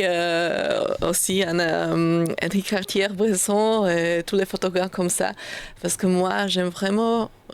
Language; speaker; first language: French; non-native, learner; Slovak